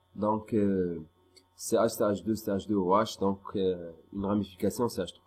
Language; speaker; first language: French; non-native, local second language; Arabic